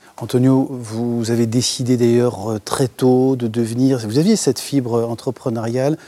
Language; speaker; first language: French; native; French